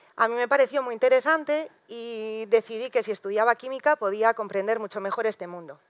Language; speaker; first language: Spanish; native; Spanish